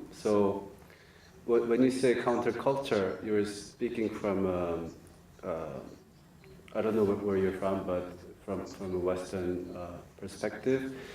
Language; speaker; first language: English; non-native, learner; Korean